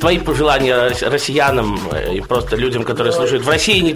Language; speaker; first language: Russian; native; Russian